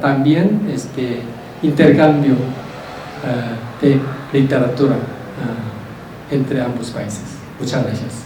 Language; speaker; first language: Spanish; non-native, learner; Korean